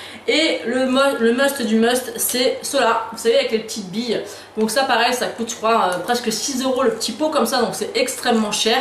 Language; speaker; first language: French; native; French